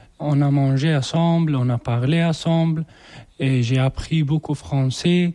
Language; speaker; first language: French; non-native, learner; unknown